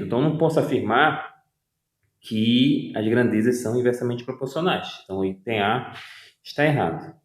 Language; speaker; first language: Portuguese; native; Portuguese